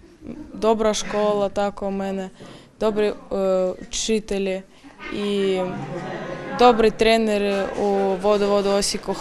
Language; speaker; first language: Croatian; non-native, learner; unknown